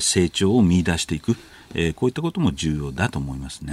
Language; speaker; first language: Japanese; native; Japanese